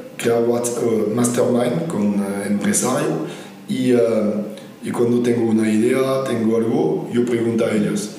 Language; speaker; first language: Spanish; non-native, learner; French